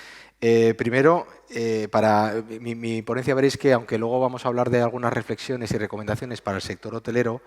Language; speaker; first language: Spanish; native; Spanish